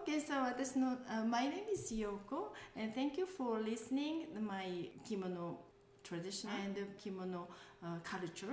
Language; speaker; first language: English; non-native, learner; Japanese